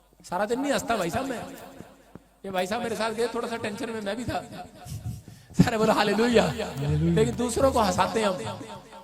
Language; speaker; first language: Hindi; non-native, local second language; Punjabi